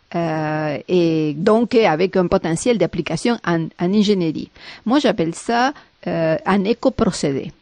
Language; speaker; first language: French; non-native, fluent; Spanish